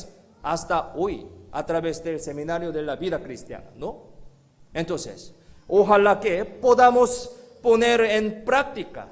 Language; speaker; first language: Spanish; non-native, fluent; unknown